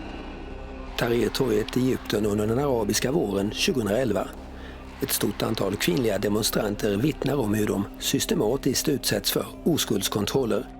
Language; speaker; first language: Swedish; native; Swedish